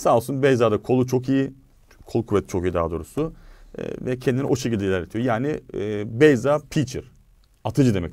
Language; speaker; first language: Turkish; native; Turkish